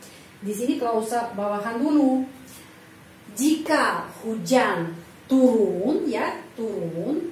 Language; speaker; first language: Indonesian; non-native, fluent; Russian